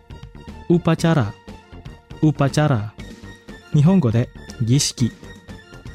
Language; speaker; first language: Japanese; non-native, fluent; Indonesian